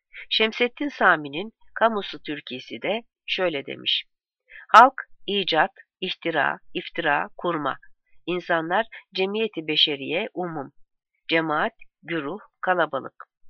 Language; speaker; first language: Turkish; native; Turkish